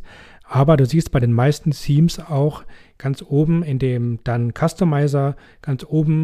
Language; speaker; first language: German; native; German